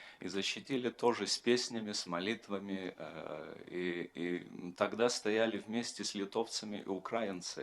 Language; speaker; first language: Russian; non-native, fluent; Lithuanian